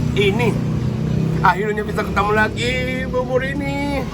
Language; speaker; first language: Indonesian; non-native, fluent; Japanese